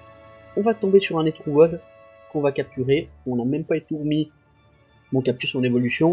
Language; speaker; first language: French; native; French